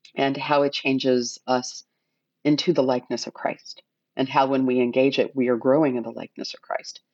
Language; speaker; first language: English; native; English